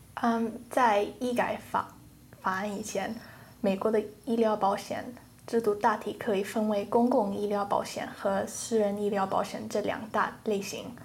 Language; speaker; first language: Chinese; early bilingual, heritage; Chinese